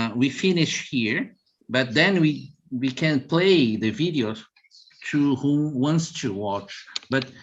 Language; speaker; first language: English; non-native, fluent; Portuguese